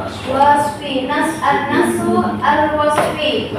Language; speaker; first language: Arabic; non-native, learner; Indonesian